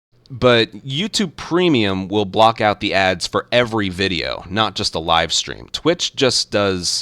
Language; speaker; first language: English; native; English